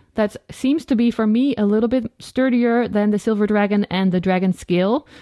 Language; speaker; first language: English; non-native, fluent; Dutch